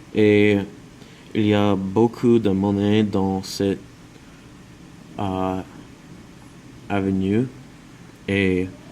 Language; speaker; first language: French; non-native, learner; English